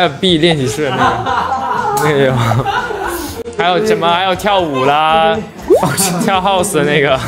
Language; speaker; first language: Chinese; non-native, fluent; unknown